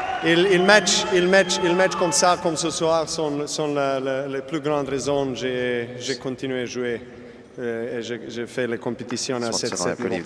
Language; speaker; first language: French; non-native, fluent; Serbian